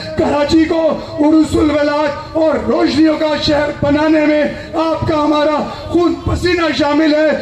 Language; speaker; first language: Urdu; non-native, local second language; Pashto